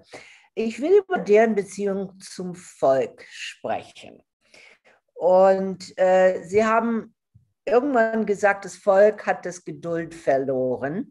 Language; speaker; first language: German; non-native, fluent; English